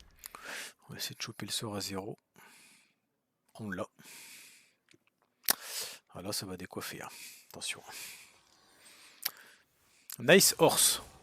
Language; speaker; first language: French; native; French